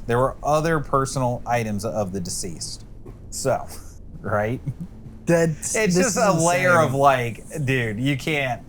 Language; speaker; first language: English; native; English